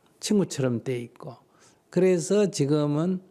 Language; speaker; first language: Korean; native; Korean